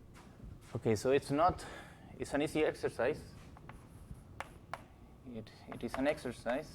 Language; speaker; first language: English; non-native, fluent; Spanish